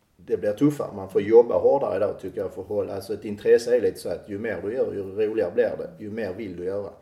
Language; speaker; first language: Swedish; native; Swedish